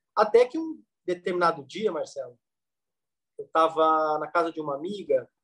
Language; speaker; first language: Portuguese; native; Portuguese